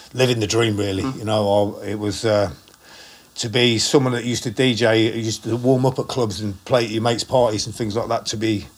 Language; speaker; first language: English; native; English